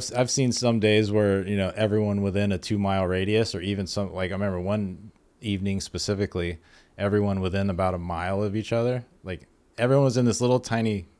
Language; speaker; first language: English; native; English